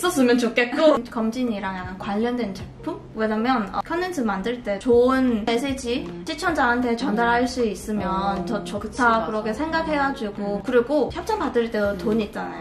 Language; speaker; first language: Korean; non-native, fluent; Cantonese